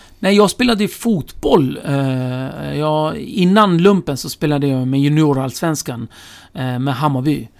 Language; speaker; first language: Swedish; early bilingual, other home language; Kurdish